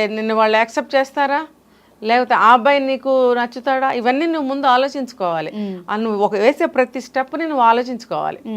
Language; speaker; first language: Telugu; native; Telugu